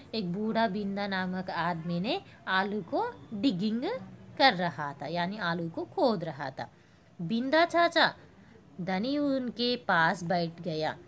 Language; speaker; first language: Hindi; non-native, local second language; Telugu